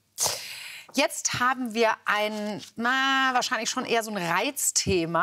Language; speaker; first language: German; native; German